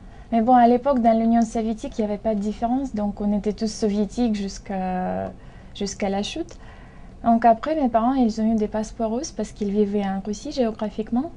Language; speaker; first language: French; non-native, fluent; Russian